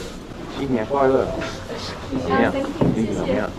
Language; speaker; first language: Chinese; non-native, fluent; English